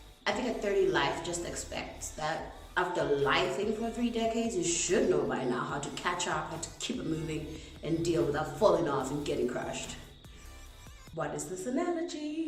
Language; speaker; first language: English; non-native, local second language; Zulu